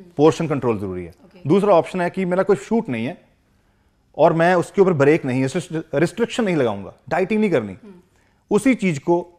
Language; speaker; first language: Hindi; non-native, local second language; Punjabi